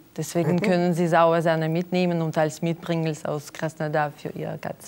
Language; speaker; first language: German; non-native, learner; Russian